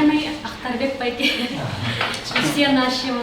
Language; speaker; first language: Russian; non-native, local second language; Kyrgyz